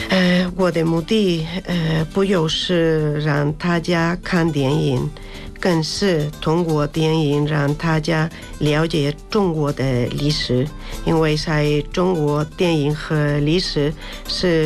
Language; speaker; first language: Chinese; non-native, learner; Spanish